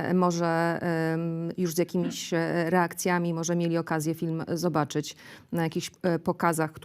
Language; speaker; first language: Polish; native; Polish